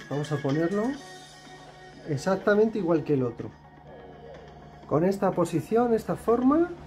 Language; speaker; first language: Spanish; native; Spanish